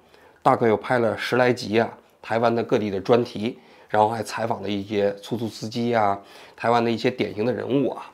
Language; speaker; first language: Chinese; native; Chinese